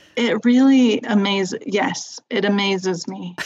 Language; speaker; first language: English; native; English